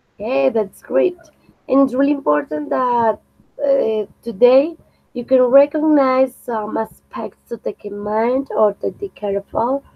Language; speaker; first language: English; non-native, fluent; Spanish